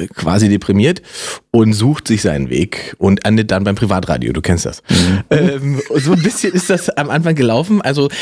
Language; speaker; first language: German; native; German